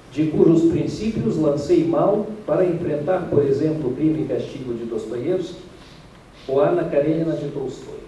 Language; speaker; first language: Portuguese; non-native, fluent; Russian